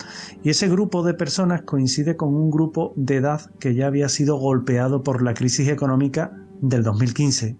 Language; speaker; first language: Spanish; native; Spanish